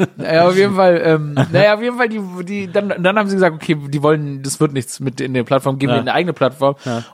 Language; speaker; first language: German; native; German